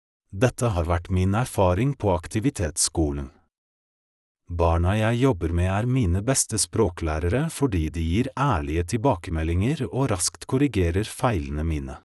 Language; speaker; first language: Norwegian; non-native, fluent; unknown